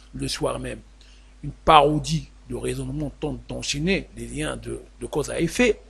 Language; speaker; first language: French; non-native, local second language; Arabic